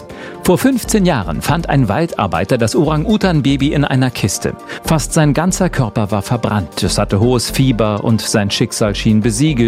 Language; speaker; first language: German; native; German